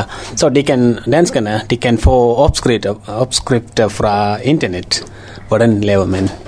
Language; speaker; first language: Danish; non-native, learner; Tamil